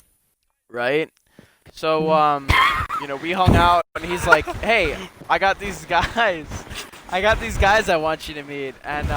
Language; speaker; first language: English; native; English